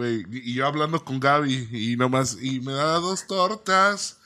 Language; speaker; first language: Spanish; early bilingual, heritage; Spanish